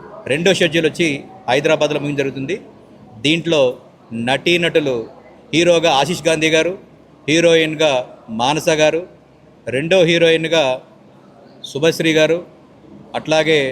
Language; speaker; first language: Telugu; native; Telugu